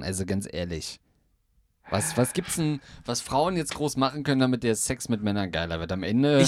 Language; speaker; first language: German; native; German